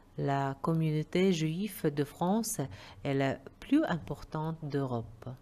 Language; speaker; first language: French; non-native, fluent; Uzbek